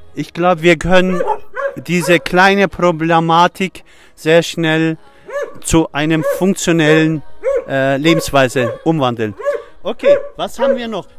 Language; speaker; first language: German; early bilingual, other home language; Turkish